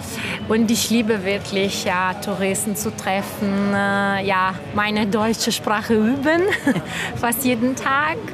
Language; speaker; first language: German; non-native, fluent; Italian